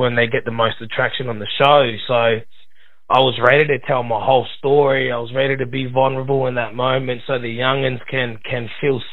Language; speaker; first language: English; native; English